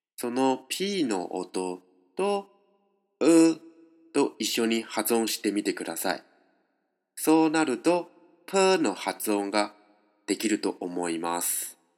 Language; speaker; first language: Japanese; non-native, fluent; Chinese